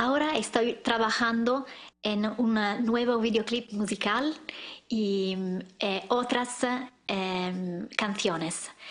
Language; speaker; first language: Spanish; non-native, fluent; Italian